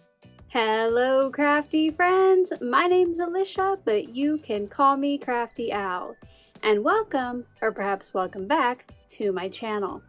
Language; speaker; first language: English; native; English